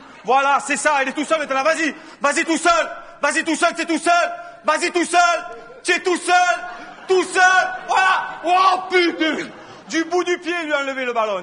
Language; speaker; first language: French; native; French